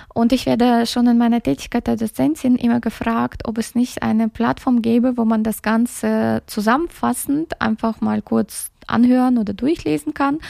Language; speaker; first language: German; early bilingual, other home language; Russian